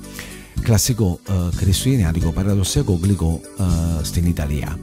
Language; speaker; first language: Greek; non-native, learner; Italian